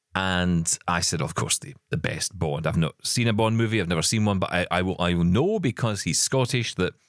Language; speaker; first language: English; native; English